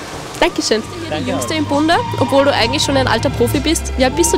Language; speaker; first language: German; native; German